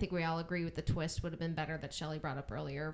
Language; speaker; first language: English; native; English